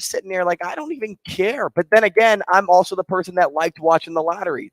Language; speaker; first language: English; native; English